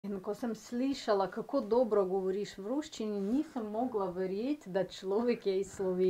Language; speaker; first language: Slovenian; non-native, fluent; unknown